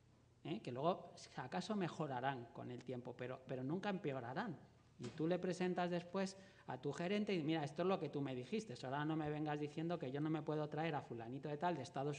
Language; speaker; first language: Spanish; native; Spanish